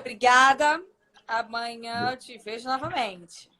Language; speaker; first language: Portuguese; native; Portuguese